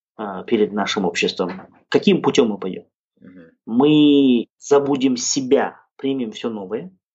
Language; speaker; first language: Russian; non-native, local second language; Kazakh